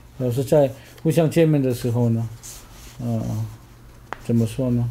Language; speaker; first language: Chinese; non-native, fluent; Korean